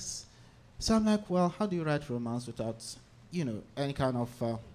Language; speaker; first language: English; non-native, local second language; Hausa